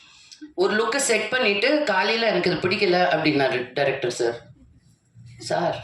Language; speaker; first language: Tamil; non-native, local second language; Telugu